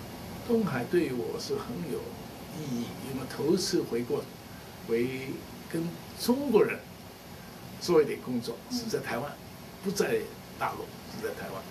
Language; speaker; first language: Chinese; non-native, local second language; Cantonese